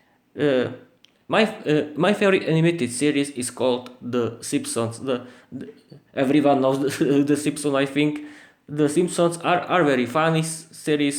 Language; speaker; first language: English; non-native, learner; Slovak